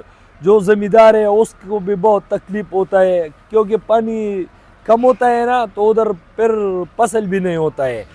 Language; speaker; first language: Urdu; non-native, local second language; Pashto